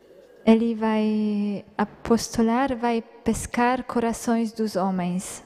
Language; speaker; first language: Portuguese; non-native, fluent; Polish